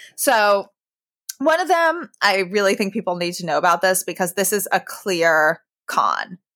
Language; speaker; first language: English; native; English